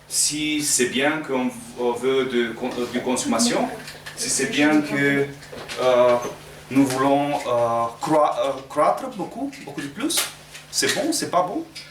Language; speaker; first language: French; non-native, learner; Romanian